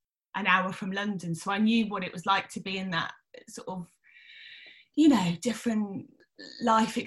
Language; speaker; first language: English; native; English